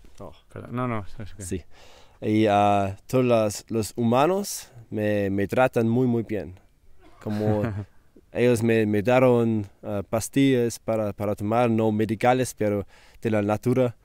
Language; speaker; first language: Spanish; non-native, learner; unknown